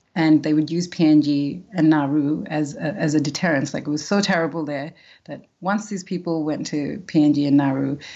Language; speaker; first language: English; early bilingual, other home language; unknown